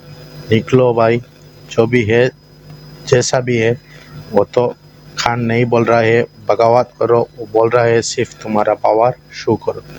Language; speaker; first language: Hindi; non-native, fluent; Bangla